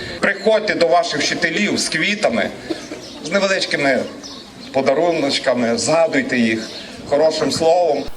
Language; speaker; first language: Ukrainian; native; Ukrainian